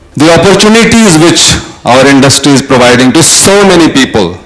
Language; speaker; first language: English; non-native, local second language; Hindi